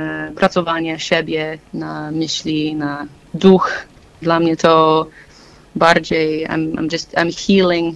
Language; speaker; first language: Polish; non-native, learner; English